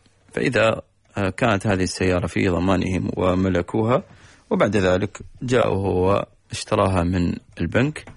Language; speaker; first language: Arabic; native; Arabic